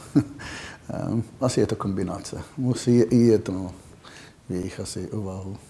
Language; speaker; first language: Czech; non-native, fluent; Hebrew